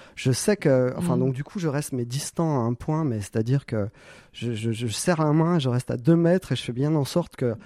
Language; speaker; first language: French; native; French